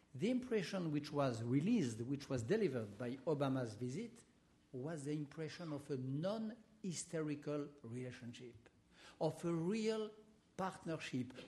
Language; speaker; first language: English; non-native, fluent; French